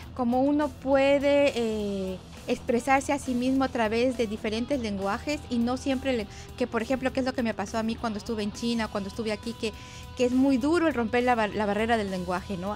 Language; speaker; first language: Spanish; native; Spanish